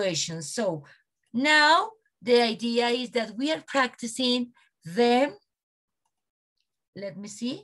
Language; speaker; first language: English; non-native, learner; Spanish